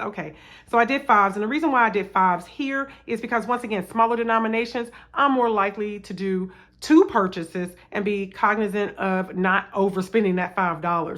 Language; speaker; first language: English; native; English